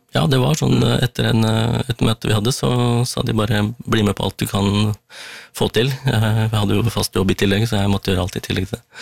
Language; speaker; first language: Norwegian; early bilingual, other home language; Tamil